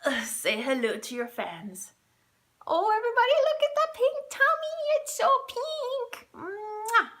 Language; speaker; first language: English; native; English